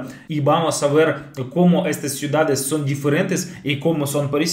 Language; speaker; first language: Spanish; non-native, learner; Russian